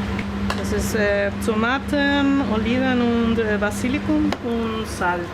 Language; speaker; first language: German; non-native, learner; Spanish